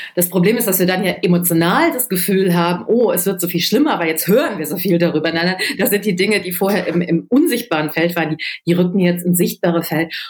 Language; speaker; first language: German; native; German